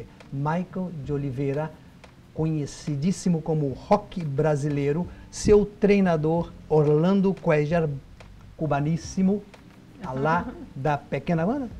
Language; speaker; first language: Portuguese; native; Portuguese